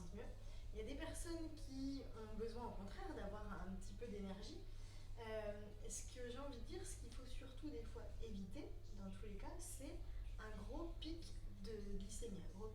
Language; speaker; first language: French; native; French